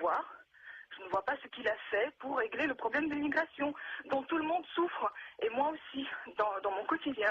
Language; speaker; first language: French; non-native, fluent; Russian